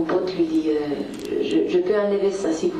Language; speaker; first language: French; non-native, fluent; Spanish